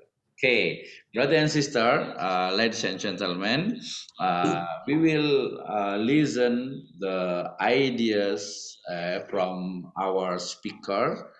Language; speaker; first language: English; non-native, learner; Indonesian